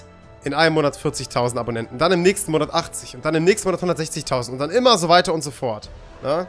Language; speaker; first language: German; native; German